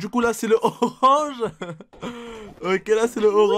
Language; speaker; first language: French; native; French